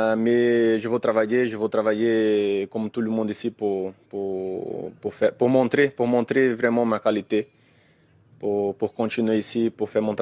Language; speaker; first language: French; non-native, learner; Portuguese